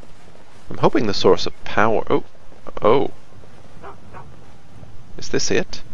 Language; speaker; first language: English; native; English